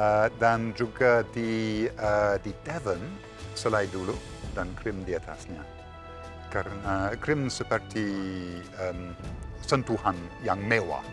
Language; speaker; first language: Indonesian; non-native, fluent; English